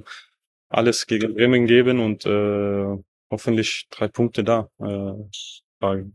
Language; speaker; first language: German; non-native, learner; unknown